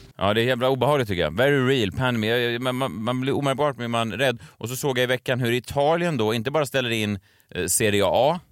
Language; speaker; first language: Swedish; native; Swedish